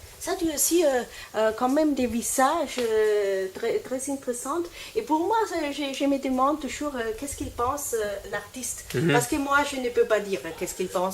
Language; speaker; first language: French; non-native, learner; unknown